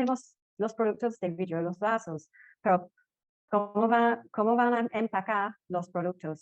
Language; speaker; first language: Spanish; non-native, fluent; English